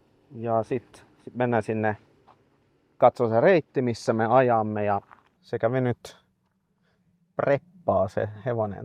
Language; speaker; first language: Finnish; non-native, fluent; Swedish